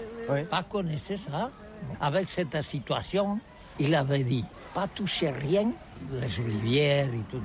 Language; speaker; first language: French; non-native, learner; Catalan